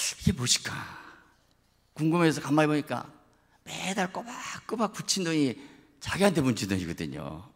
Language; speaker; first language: Korean; native; Korean